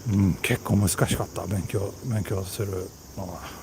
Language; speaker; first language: Japanese; non-native, learner; Swedish